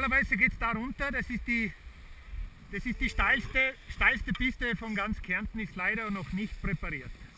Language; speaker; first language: German; native; German